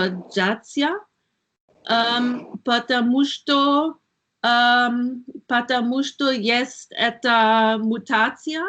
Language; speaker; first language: Russian; non-native, learner; German